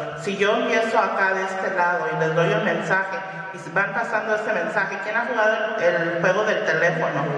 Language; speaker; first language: Spanish; early bilingual, heritage; Spanish